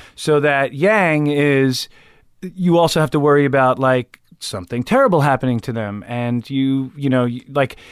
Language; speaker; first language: English; native; English